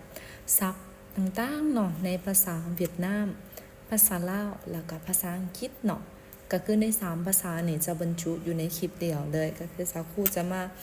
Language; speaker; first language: Thai; non-native, local second language; Lao